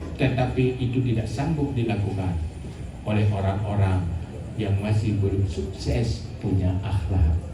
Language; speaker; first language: Malay; non-native, local second language; Achinese